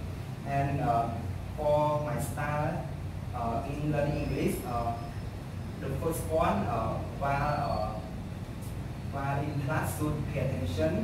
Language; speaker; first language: English; non-native, learner; Khmer